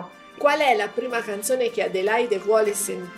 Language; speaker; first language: Italian; native; Italian